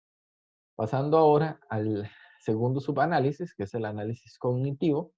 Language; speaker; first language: Spanish; native; Spanish